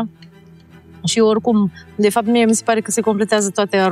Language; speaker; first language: Romanian; native; Romanian